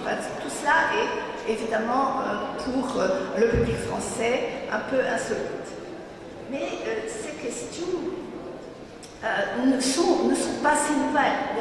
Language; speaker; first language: French; native; French